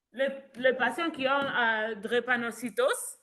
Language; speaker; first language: French; non-native, fluent; English